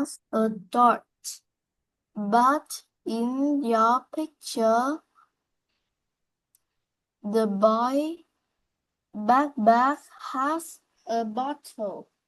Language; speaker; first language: English; non-native, learner; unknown